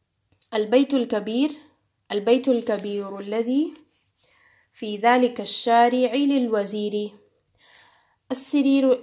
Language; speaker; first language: Arabic; non-native, fluent; Urdu